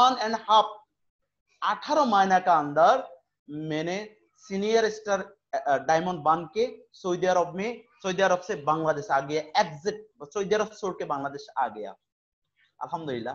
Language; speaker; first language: Hindi; non-native, fluent; Bangla